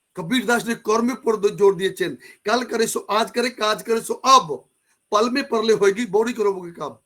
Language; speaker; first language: Hindi; non-native, local second language; Bangla